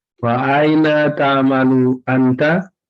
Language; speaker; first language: Arabic; non-native, learner; Indonesian